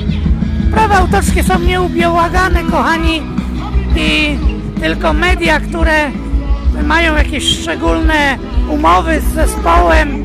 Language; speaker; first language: Polish; native; Polish